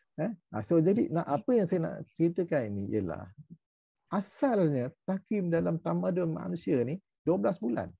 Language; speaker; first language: Malay; native; Malay